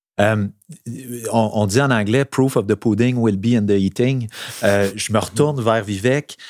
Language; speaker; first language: French; native; French